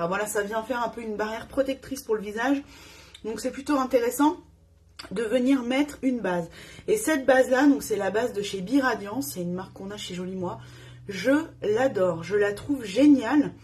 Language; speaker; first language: French; native; French